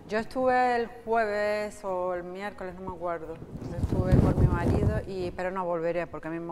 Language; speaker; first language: Spanish; native; Spanish